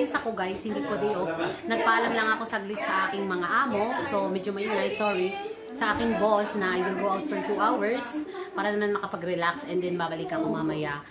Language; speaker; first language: Filipino; native; Filipino